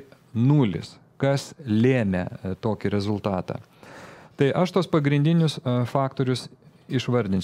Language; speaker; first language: Lithuanian; native; Lithuanian